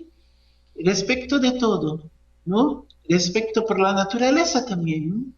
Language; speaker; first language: Spanish; non-native, learner; Portuguese